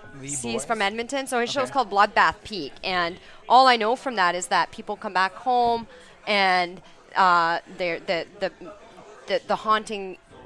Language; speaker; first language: English; native; English